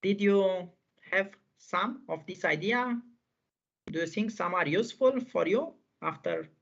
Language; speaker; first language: English; non-native, fluent; Romanian